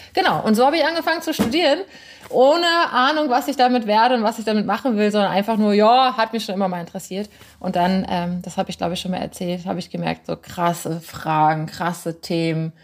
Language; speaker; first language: German; native; German